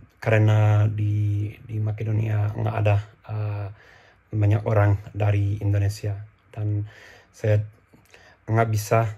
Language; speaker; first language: Indonesian; non-native, learner; English